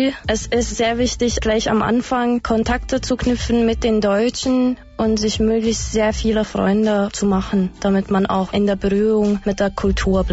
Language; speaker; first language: German; non-native, fluent; Czech